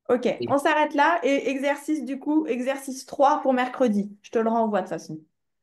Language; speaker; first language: French; native; French